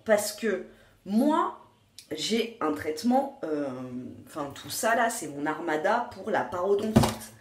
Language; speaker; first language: French; native; French